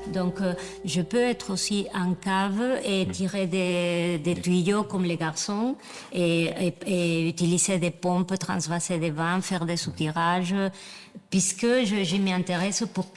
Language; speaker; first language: French; non-native, fluent; Spanish